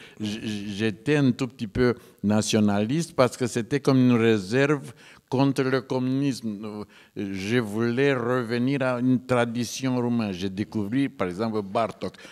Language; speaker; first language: French; non-native, fluent; Romanian